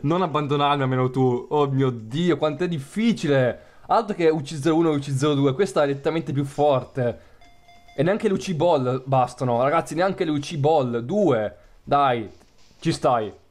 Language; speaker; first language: Italian; native; Italian